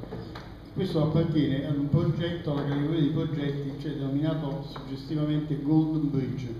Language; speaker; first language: Italian; native; Italian